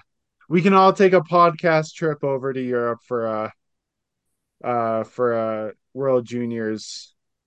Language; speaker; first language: English; native; English